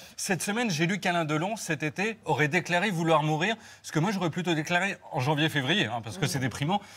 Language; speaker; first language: French; native; French